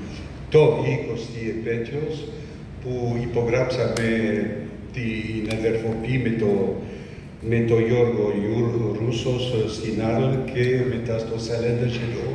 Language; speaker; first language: Greek; early bilingual, heritage; French